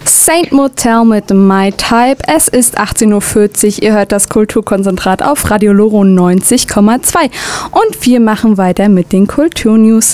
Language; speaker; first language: German; native; German